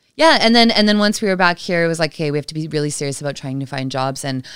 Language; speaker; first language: English; native; English